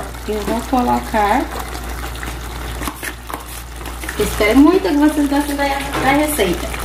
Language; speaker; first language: Portuguese; non-native, fluent; Haitian Creole